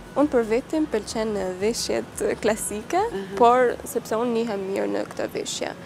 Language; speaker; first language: Albanian; early bilingual, heritage; Albanian